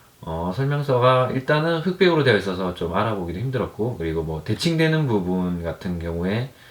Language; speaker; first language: Korean; native; Korean